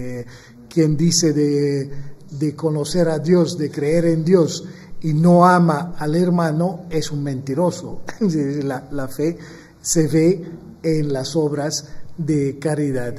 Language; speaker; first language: Spanish; non-native, fluent; Maltese